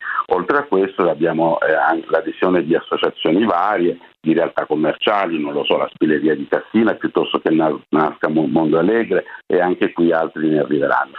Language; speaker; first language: Italian; native; Italian